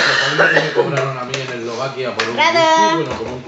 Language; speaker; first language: Spanish; native; Spanish